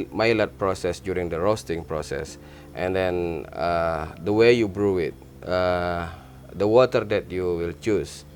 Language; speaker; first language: English; non-native, learner; Indonesian